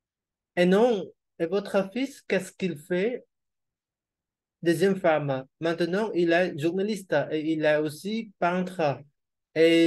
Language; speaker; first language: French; non-native, learner; Khmer